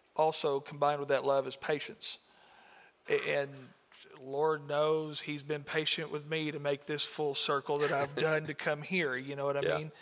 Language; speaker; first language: English; native; English